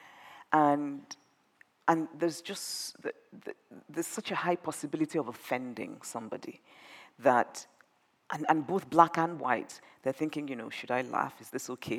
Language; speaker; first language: English; non-native, local second language; Igbo